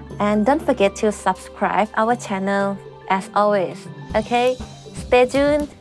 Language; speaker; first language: English; non-native, fluent; Thai